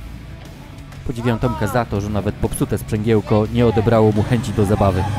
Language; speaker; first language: Polish; native; Polish